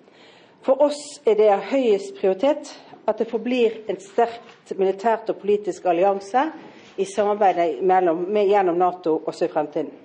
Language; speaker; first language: Norwegian; native; Norwegian